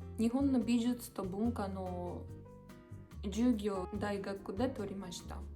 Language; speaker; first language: Japanese; non-native, learner; Georgian